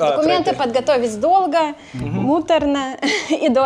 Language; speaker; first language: Russian; native; Russian